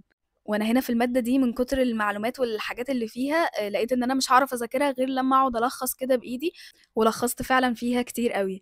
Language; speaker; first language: Arabic; native; Arabic